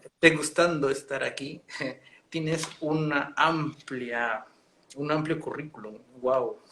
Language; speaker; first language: Spanish; native; Spanish